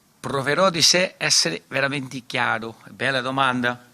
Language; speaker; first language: Italian; non-native, fluent; Portuguese